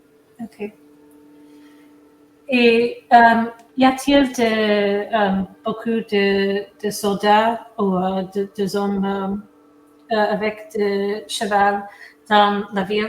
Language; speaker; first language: French; non-native, fluent; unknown